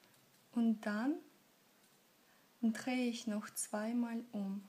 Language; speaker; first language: German; non-native, fluent; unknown